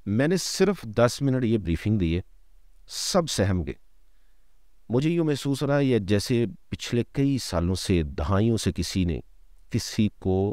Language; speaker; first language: Urdu; non-native, local second language; Punjabi